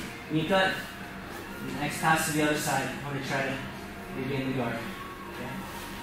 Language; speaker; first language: English; native; English